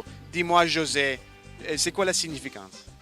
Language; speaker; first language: French; non-native, fluent; English